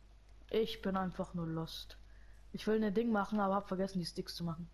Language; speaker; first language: German; native; German